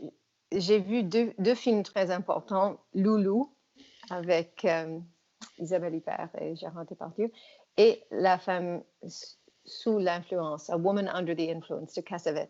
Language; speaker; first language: French; non-native, fluent; English